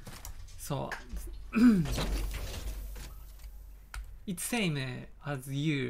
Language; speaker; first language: English; non-native, learner; Japanese